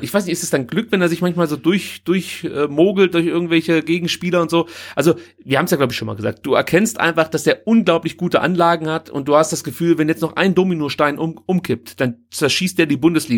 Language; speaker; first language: German; native; German